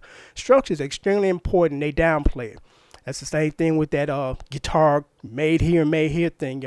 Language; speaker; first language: English; native; English